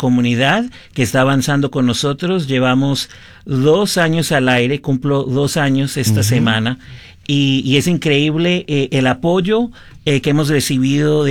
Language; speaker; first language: Spanish; early bilingual, heritage; Spanish